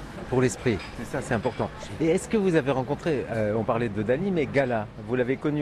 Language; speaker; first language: French; native; French